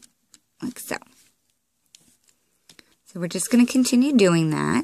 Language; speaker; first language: English; native; English